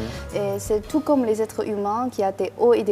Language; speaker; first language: French; non-native, fluent; Chinese